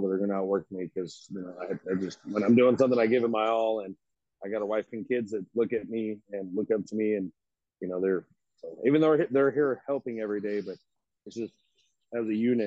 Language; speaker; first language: English; native; English